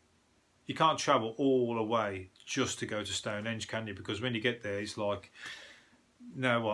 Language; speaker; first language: English; native; English